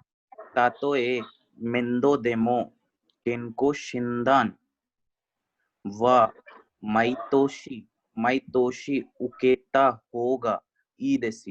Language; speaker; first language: Japanese; non-native, learner; Hindi